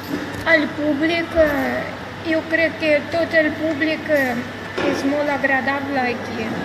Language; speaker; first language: Catalan; non-native, fluent; Russian